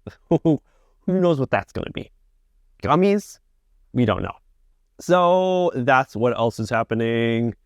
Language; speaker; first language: English; native; English